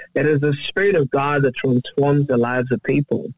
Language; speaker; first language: English; non-native, local second language; Ganda